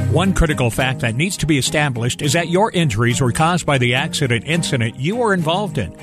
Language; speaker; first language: English; native; English